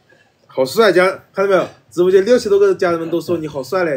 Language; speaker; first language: Chinese; native; Chinese